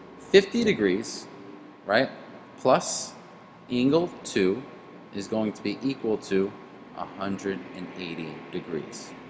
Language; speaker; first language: English; native; English